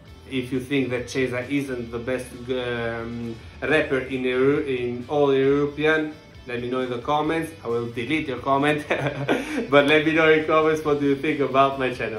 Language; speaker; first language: English; non-native, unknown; Italian